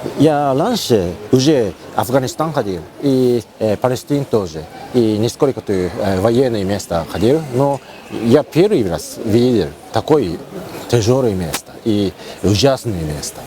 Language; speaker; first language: Russian; non-native, learner; Japanese